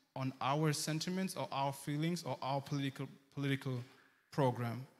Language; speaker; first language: English; early bilingual, heritage; German